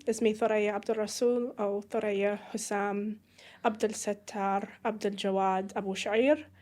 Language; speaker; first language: Arabic; early bilingual, heritage; Arabic